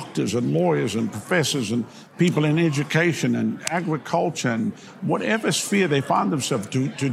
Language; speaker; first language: English; native; English